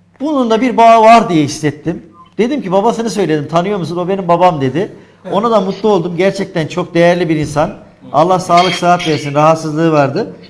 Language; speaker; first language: Turkish; native; Turkish